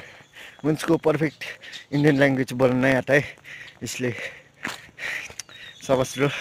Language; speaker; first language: Hindi; non-native, learner; Nepali